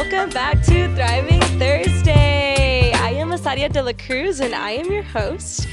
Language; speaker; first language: English; early bilingual, other home language; Spanish